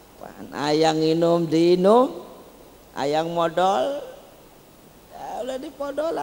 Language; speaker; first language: Indonesian; non-native, local second language; Sundanese